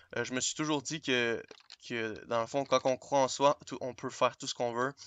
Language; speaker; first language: French; native; French